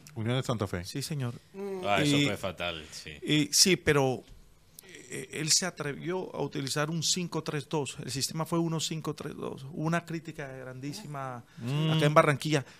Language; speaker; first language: Spanish; native; Spanish